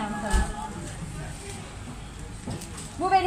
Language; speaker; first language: Turkish; non-native, learner; Indonesian